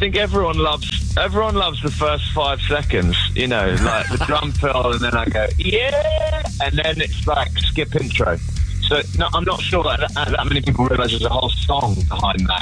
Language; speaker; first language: English; native; English